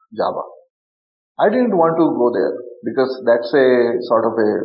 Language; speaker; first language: English; non-native, local second language; Bangla